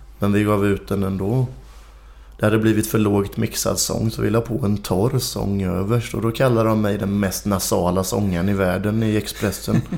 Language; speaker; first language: Swedish; native; Swedish